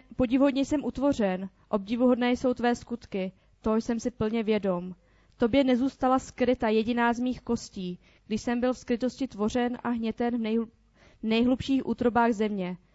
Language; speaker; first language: Czech; native; Czech